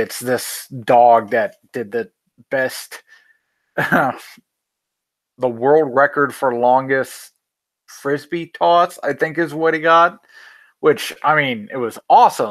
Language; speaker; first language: English; native; English